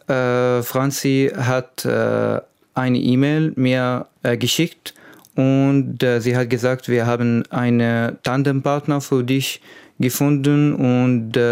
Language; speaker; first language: German; non-native, learner; Arabic